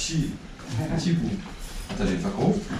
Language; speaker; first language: German; native; German